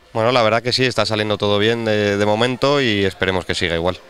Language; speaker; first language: Spanish; native; Spanish